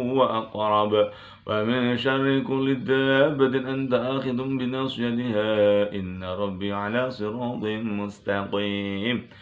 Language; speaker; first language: Arabic; non-native, fluent; Indonesian